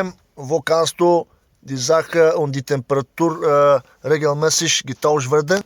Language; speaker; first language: German; non-native, learner; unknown